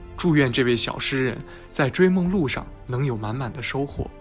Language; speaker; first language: Chinese; native; Chinese